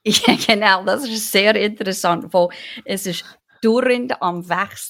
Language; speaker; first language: German; non-native, fluent; English